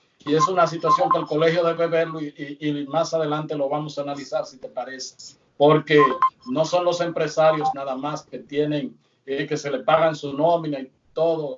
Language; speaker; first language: Spanish; native; Spanish